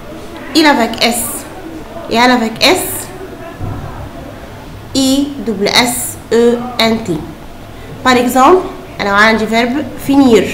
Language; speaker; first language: French; non-native, fluent; Arabic